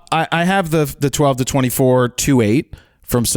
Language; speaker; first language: English; native; English